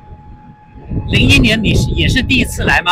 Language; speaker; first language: Chinese; native; Chinese